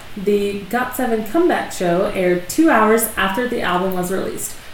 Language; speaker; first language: English; native; English